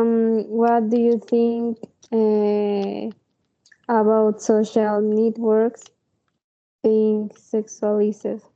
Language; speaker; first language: English; non-native, learner; Spanish